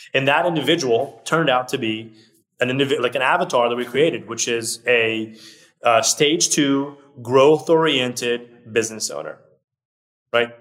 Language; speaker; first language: English; early bilingual, other home language; Portuguese